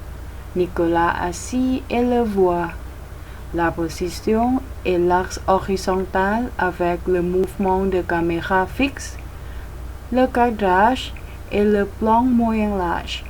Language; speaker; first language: French; non-native, learner; Thai